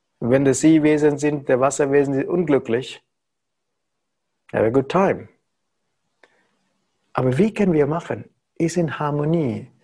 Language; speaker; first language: German; non-native, learner; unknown